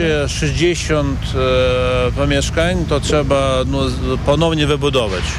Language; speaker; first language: Polish; non-native, learner; Ukrainian